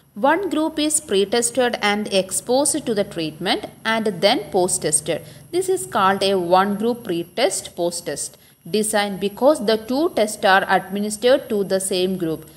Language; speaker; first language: English; non-native, local second language; Malayalam